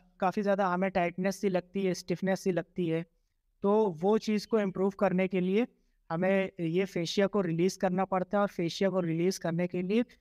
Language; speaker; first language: Hindi; native; Hindi